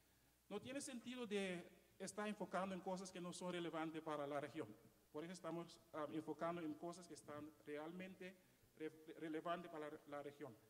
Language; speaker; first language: Spanish; non-native, fluent; Papiamento